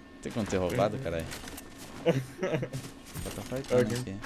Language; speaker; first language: Portuguese; native; Portuguese